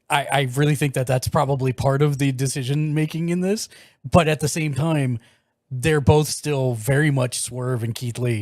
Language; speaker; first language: English; native; English